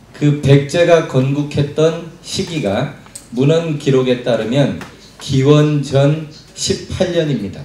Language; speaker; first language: Korean; native; Korean